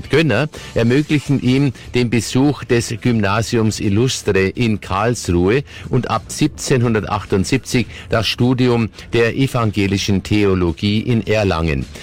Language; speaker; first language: German; native; German